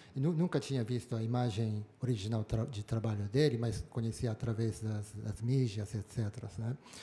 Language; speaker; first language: Portuguese; non-native, fluent; Japanese